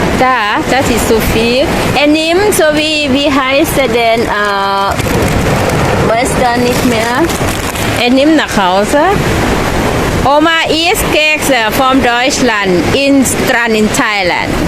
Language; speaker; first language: German; non-native, learner; Thai